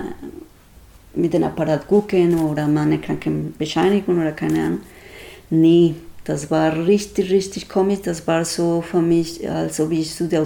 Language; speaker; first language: German; non-native, fluent; Spanish